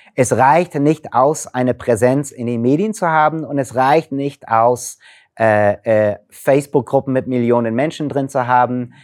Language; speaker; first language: German; non-native, fluent; English